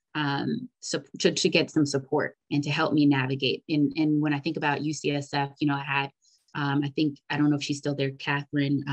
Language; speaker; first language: English; native; English